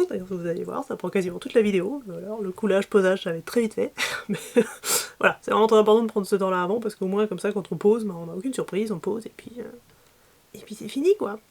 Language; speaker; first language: French; native; French